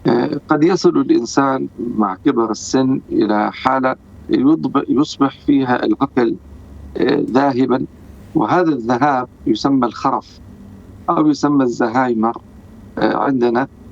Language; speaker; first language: Arabic; native; Arabic